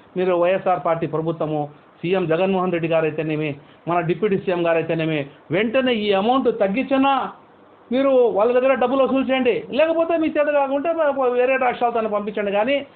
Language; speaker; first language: Telugu; non-native, local second language; Urdu